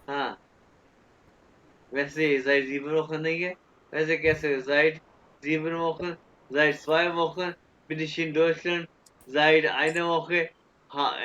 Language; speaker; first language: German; non-native, learner; Urdu